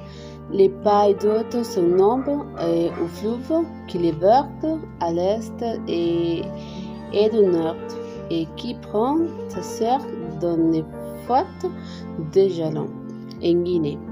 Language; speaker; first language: French; non-native, learner; Spanish